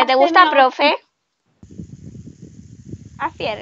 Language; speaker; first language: Spanish; native; Spanish